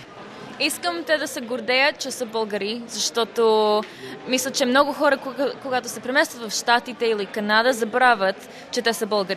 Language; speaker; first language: Bulgarian; early bilingual, heritage; Bulgarian